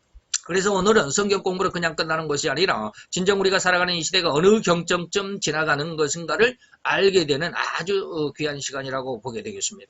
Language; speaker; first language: Korean; native; Korean